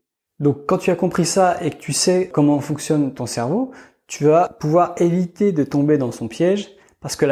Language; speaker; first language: French; native; French